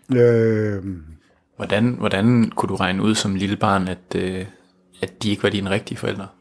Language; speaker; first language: Danish; native; Danish